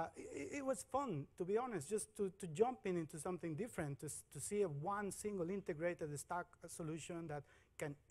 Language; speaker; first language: English; non-native, fluent; Spanish